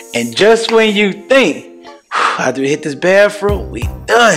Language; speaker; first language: English; native; English